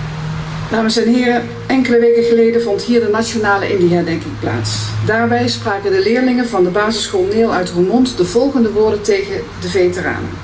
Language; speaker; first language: Dutch; native; Dutch